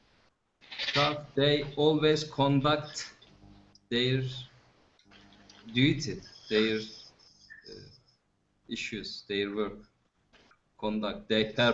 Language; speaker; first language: English; non-native, fluent; Turkish